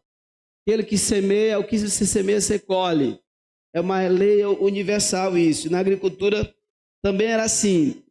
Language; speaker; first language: Portuguese; native; Portuguese